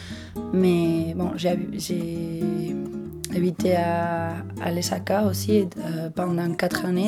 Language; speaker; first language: French; non-native, local second language; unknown